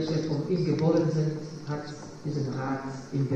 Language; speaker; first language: German; non-native, fluent; Polish